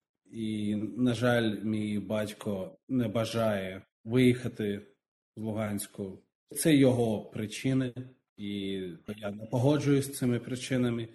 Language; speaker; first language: Ukrainian; non-native, local second language; Russian